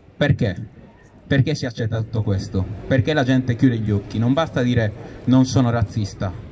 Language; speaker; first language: Italian; native; Italian